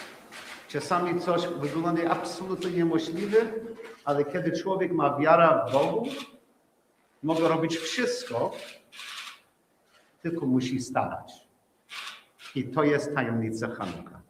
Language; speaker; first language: Polish; non-native, learner; English